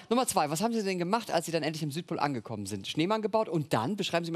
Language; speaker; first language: German; native; German